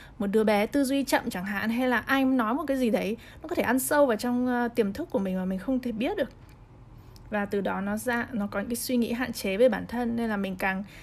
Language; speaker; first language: Vietnamese; early bilingual, heritage; Vietnamese